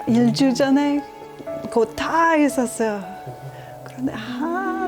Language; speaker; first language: Korean; non-native, learner; English